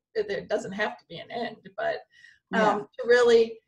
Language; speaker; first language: English; native; English